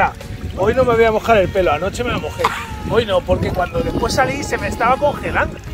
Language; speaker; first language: Spanish; native; Spanish